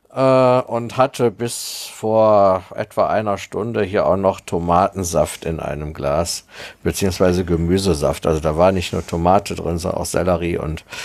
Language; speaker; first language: German; early bilingual, heritage; Spanish